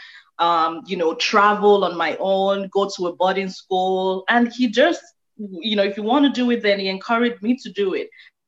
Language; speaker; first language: English; non-native, local second language; Yoruba